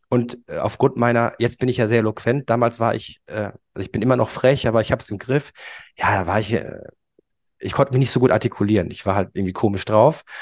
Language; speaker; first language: German; native; German